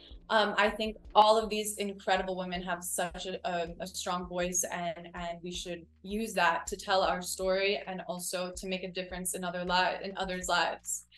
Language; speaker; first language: English; early bilingual, other home language; Spanish